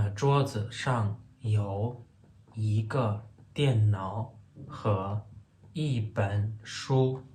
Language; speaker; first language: Chinese; non-native, fluent; Turkmen